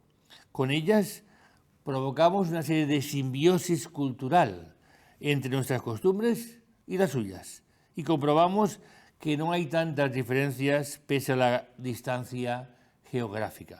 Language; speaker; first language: Spanish; native; Spanish